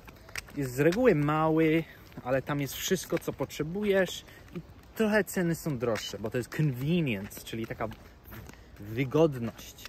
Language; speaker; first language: Polish; early bilingual, heritage; Polish